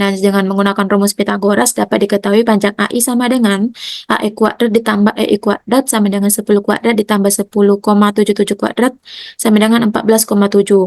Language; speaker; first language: Indonesian; native; Indonesian